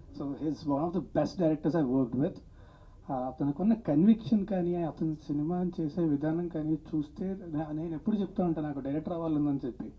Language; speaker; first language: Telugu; native; Telugu